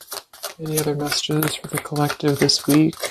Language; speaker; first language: English; native; English